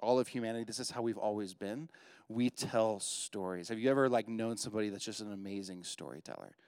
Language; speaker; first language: English; native; English